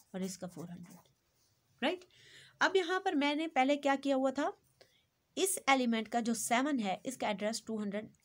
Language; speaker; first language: Urdu; native; Urdu